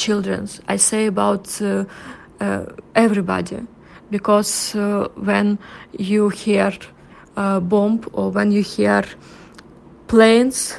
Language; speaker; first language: English; non-native, learner; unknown